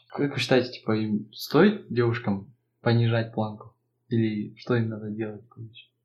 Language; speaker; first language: Russian; non-native, local second language; Kazakh